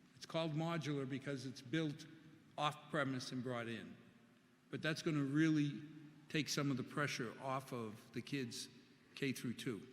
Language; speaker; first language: English; early bilingual, other home language; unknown